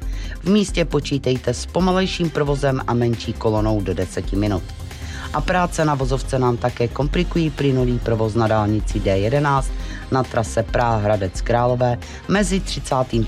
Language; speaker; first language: Czech; native; Czech